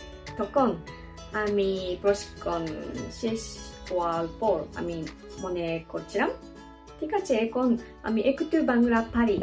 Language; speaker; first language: Bangla; non-native, learner; Japanese